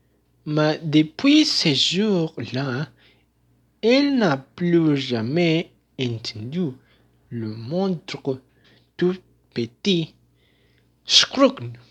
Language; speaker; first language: French; non-native, learner; Spanish